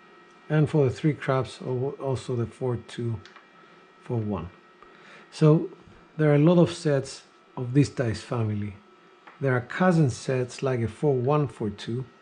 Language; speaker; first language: English; non-native, fluent; Greek